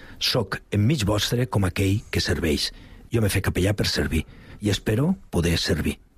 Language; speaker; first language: Catalan; native; Catalan